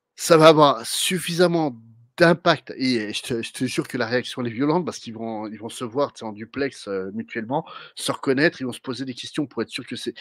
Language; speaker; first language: French; native; French